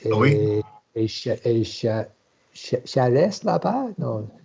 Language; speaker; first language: French; non-native, learner; English